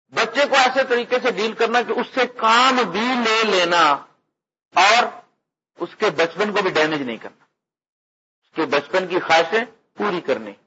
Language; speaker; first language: Urdu; non-native, local second language; Punjabi